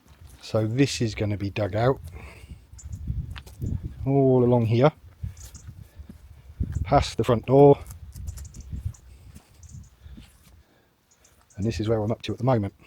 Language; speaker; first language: English; native; English